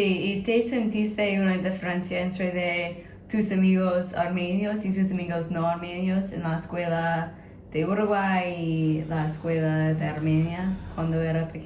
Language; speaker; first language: Spanish; non-native, fluent; English